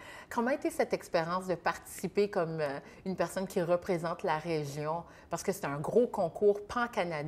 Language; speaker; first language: French; native; French